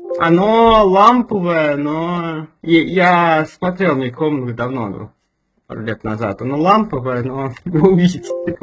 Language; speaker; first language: Russian; native; Russian